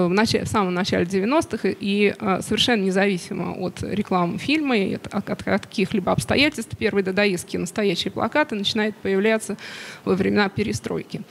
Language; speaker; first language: Russian; native; Russian